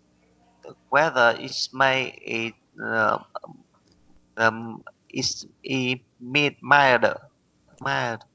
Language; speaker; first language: English; non-native, learner; Vietnamese